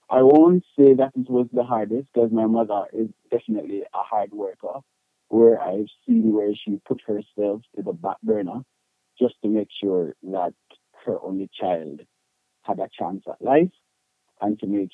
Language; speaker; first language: English; non-native, local second language; Jamaican Creole English